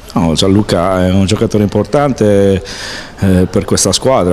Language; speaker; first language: Italian; native; Italian